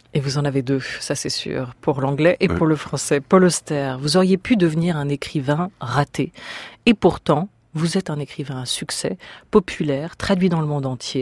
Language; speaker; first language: French; native; French